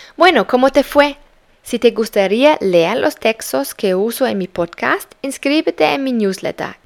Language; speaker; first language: Spanish; non-native, fluent; German